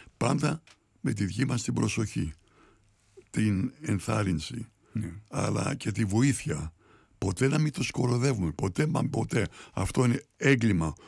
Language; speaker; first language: Greek; early bilingual, heritage; Greek